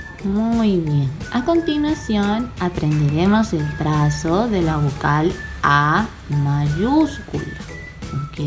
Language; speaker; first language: Spanish; native; Spanish